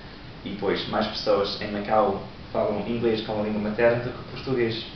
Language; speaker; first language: Portuguese; non-native, learner; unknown